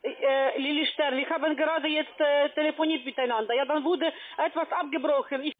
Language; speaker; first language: German; non-native, fluent; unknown